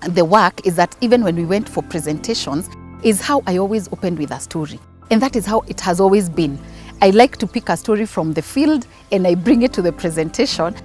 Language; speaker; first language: English; non-native, local second language; Kikuyu